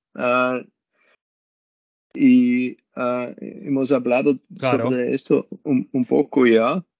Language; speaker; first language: Spanish; non-native, learner; German